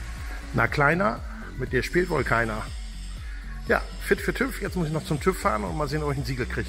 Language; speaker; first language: German; native; German